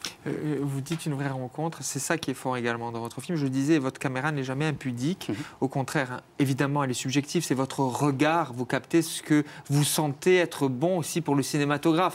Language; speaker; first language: French; native; French